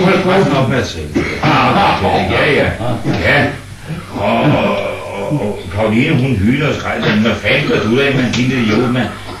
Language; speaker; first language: Danish; native; Danish